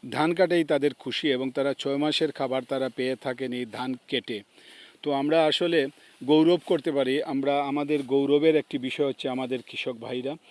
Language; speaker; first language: Bangla; native; Bangla